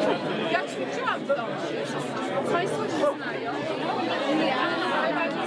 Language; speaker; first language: Polish; non-native, learner; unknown